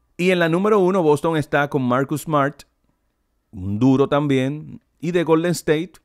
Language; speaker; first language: Spanish; native; Spanish